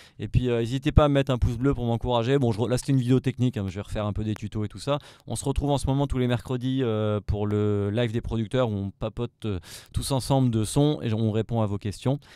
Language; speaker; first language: French; native; French